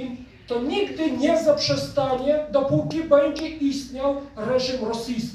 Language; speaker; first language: Polish; non-native, fluent; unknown